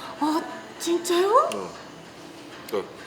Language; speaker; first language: Korean; non-native, learner; Japanese